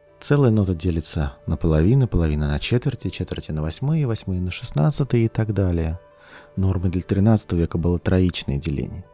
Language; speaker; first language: Russian; native; Russian